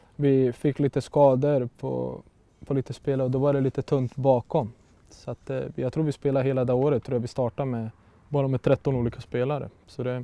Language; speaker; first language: Swedish; native; Swedish